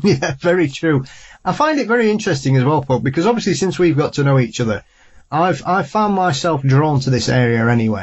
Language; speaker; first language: English; native; English